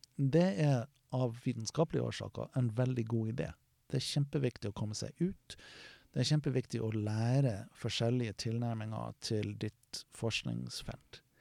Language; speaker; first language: Norwegian; non-native, fluent; English